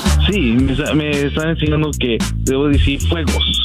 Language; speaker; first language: Spanish; non-native, learner; English